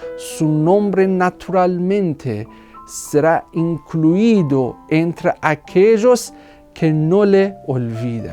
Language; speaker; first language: Spanish; non-native, fluent; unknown